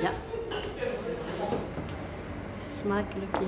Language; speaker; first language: Dutch; non-native, learner; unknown